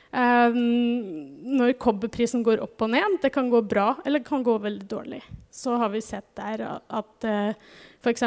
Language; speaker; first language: Norwegian; non-native, fluent; German